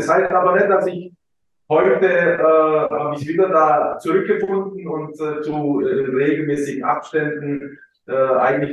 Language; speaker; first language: German; early bilingual, other home language; Croatian